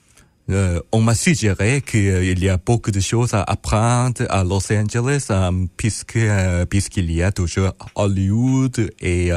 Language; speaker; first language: French; non-native, fluent; Korean